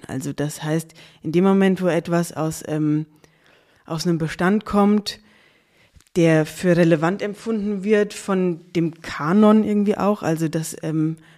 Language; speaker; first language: German; native; German